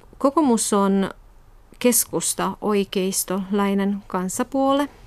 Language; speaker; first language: Finnish; non-native, fluent; Romanian